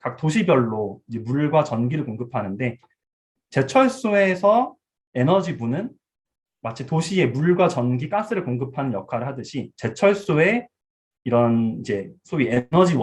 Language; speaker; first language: Korean; early bilingual, heritage; Korean